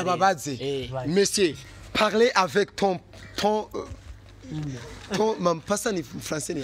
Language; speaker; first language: French; non-native, local second language; Rundi